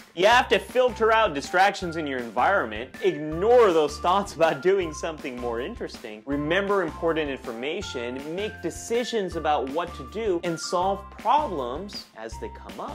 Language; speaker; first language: English; native; English